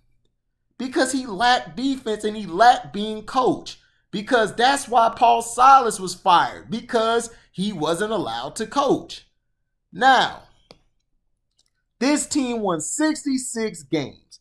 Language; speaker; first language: English; native; English